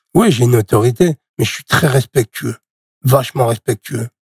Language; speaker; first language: French; native; French